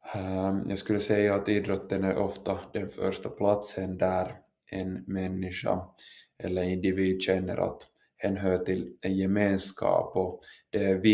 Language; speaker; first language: Swedish; non-native, local second language; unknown